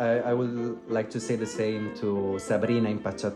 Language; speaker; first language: English; non-native, fluent; Italian